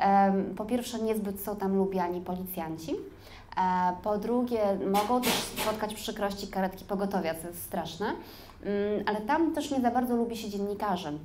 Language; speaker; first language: Polish; native; Polish